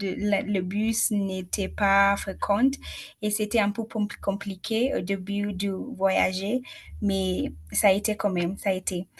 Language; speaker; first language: French; non-native, learner; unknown